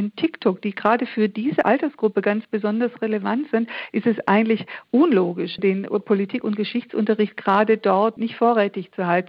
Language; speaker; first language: German; native; German